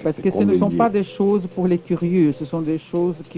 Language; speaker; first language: French; non-native, fluent; Portuguese